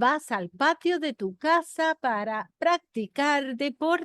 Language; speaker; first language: Spanish; non-native, fluent; English